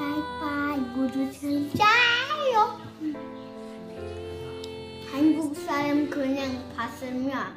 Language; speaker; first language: Korean; early bilingual, heritage; Korean